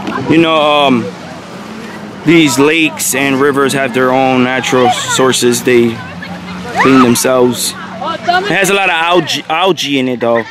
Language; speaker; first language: English; early bilingual, other home language; Spanish